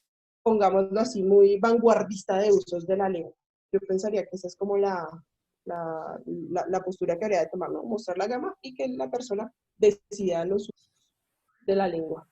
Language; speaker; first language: Spanish; native; Spanish